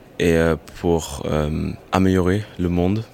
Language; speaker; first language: French; non-native, fluent; German